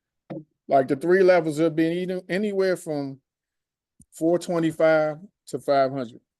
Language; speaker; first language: English; native; English